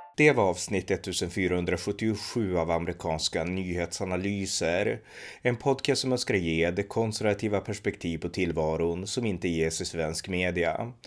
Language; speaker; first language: Swedish; native; Swedish